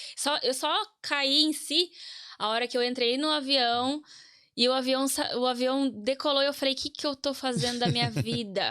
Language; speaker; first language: Portuguese; native; Portuguese